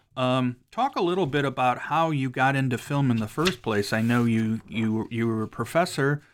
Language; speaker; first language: English; native; English